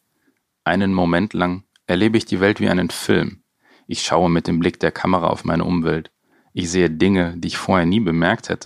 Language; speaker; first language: German; native; German